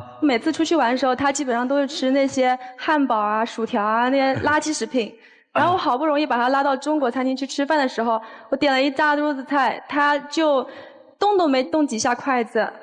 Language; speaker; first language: Chinese; native; Chinese